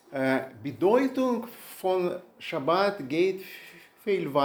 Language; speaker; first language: German; non-native, learner; Russian